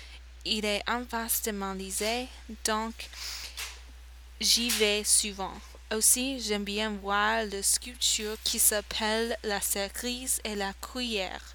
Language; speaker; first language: French; non-native, learner; English